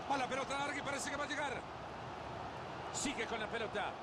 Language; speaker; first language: Spanish; native; Spanish